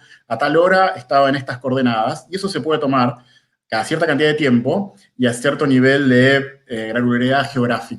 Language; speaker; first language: Spanish; native; Spanish